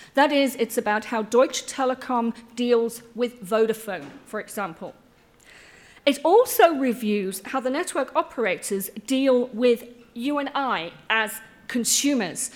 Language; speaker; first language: English; native; English